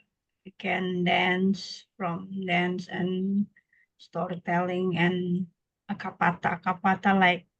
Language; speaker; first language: English; non-native, learner; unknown